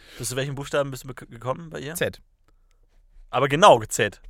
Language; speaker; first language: German; native; German